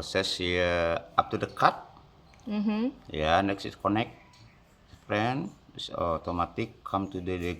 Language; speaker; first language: English; non-native, learner; Indonesian